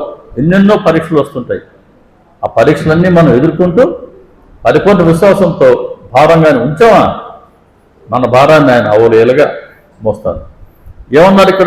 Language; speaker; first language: Telugu; native; Telugu